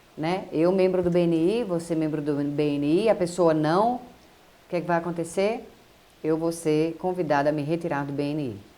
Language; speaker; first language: Portuguese; native; Portuguese